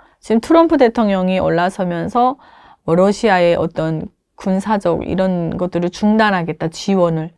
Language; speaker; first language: Korean; native; Korean